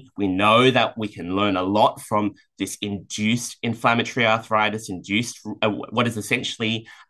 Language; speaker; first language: English; native; English